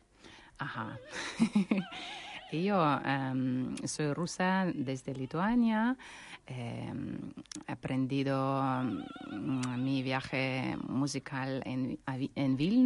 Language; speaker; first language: Spanish; non-native, learner; Russian